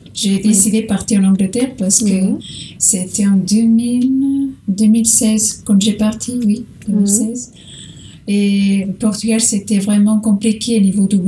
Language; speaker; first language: French; non-native, learner; Portuguese